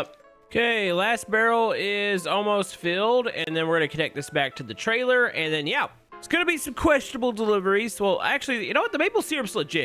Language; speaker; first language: English; native; English